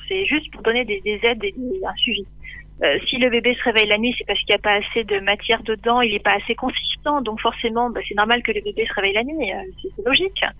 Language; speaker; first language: French; native; French